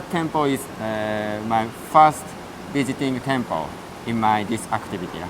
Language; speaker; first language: English; non-native, learner; Japanese